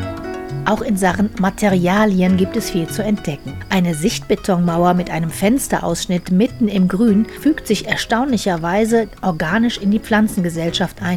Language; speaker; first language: German; native; German